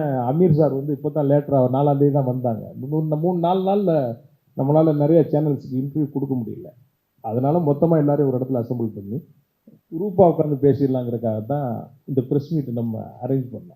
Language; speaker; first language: Tamil; native; Tamil